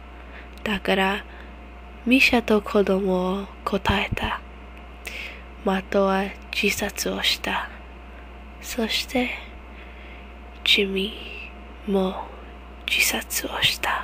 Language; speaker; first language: Japanese; non-native, learner; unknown